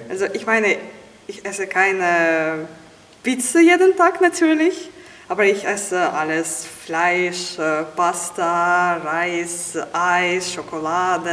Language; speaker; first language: German; non-native, fluent; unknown